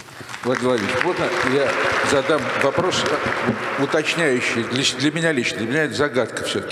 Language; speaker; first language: Russian; native; Russian